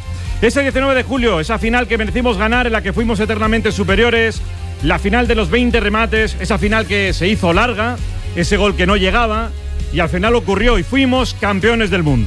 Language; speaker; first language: Spanish; native; Spanish